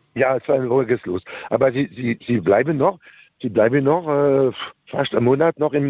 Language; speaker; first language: German; non-native, learner; French